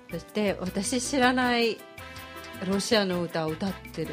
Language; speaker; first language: Japanese; non-native, fluent; Russian